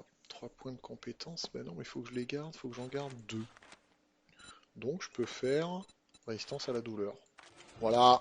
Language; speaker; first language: French; native; French